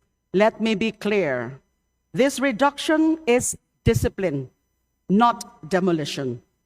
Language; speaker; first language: English; non-native, local second language; Filipino